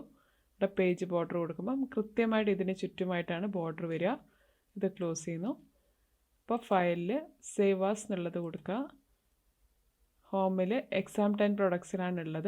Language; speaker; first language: Malayalam; native; Malayalam